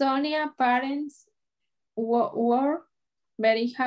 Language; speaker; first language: English; non-native, learner; Spanish